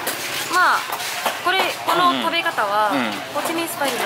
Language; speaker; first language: Japanese; non-native, fluent; Vietnamese